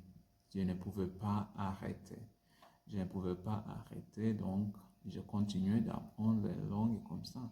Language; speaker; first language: French; non-native, learner; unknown